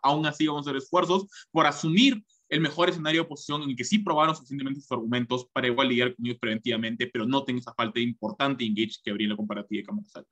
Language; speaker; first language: Spanish; native; Spanish